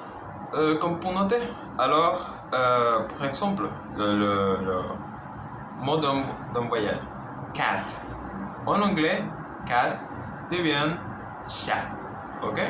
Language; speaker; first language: French; non-native, learner; Spanish